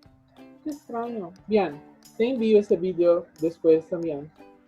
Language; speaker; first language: Spanish; non-native, fluent; Portuguese